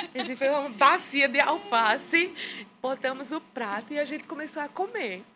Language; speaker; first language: Portuguese; native; Portuguese